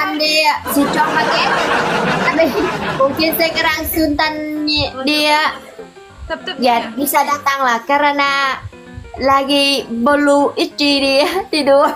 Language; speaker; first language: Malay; non-native, learner; Vietnamese